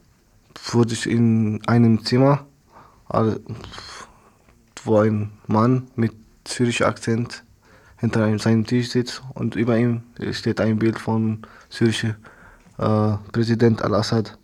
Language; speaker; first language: German; non-native, learner; Arabic